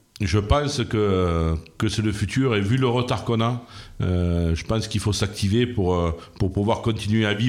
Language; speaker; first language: French; native; French